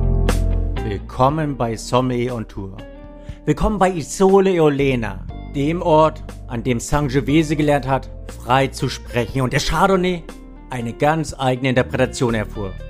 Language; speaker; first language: German; native; German